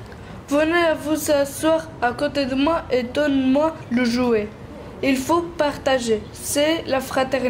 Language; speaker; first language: French; non-native, learner; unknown